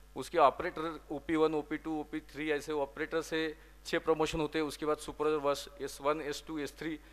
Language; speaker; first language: Hindi; non-native, local second language; Marathi